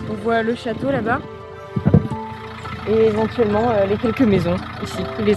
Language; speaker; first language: French; native; French